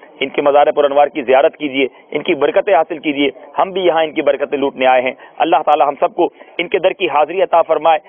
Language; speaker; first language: Urdu; native; Urdu